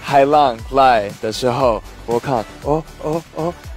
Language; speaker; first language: Chinese; non-native, learner; English